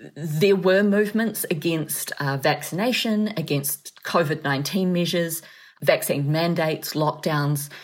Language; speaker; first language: English; native; English